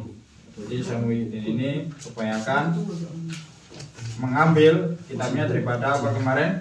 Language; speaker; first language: Indonesian; native; Indonesian